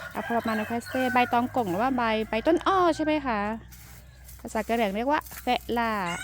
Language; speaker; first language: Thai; non-native, local second language; S'gaw Karen